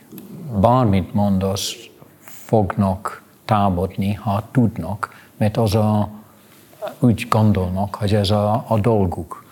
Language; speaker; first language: Hungarian; non-native, fluent; English